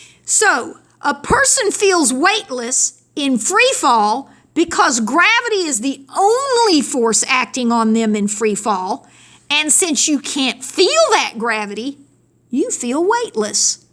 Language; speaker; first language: English; native; English